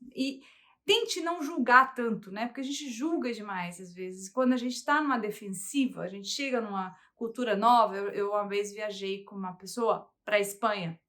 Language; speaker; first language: Portuguese; early bilingual, heritage; Portuguese